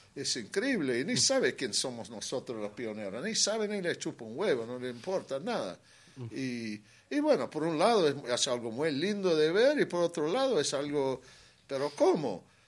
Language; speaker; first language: Spanish; non-native, fluent; English